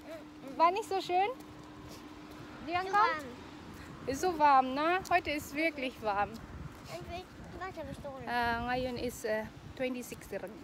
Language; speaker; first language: German; non-native, learner; Filipino